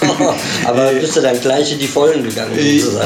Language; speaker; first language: German; native; German